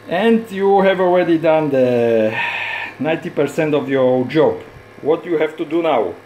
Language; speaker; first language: English; non-native, learner; Polish